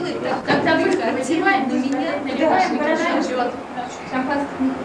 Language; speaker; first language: Russian; native; Russian